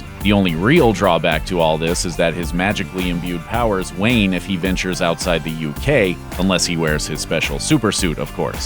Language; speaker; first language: English; native; English